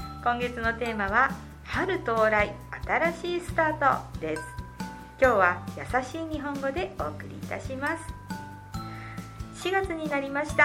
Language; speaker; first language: Japanese; native; Japanese